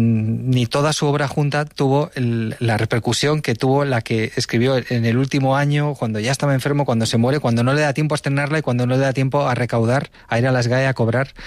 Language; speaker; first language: Spanish; native; Spanish